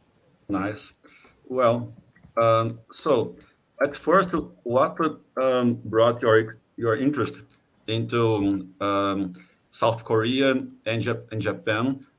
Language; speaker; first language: English; non-native, fluent; Portuguese